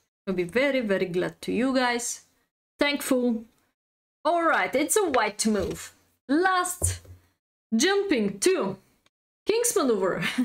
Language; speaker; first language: English; non-native, fluent; Bulgarian